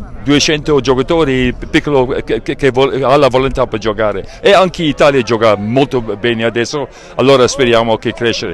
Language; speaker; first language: Italian; non-native, learner; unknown